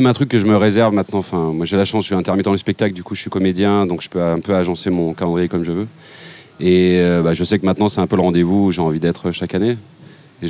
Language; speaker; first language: French; native; French